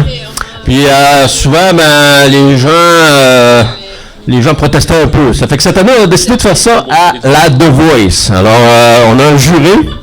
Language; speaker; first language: French; native; French